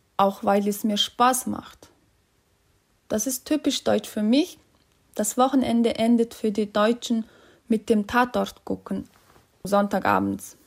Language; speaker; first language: German; non-native, fluent; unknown